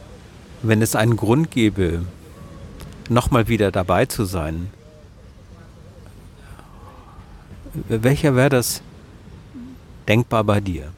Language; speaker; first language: German; native; German